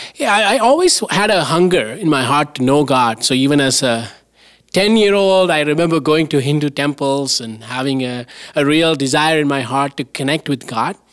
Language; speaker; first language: English; non-native, local second language; Tamil